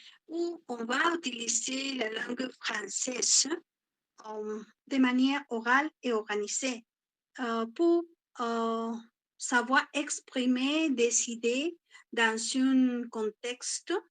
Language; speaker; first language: French; non-native, learner; Spanish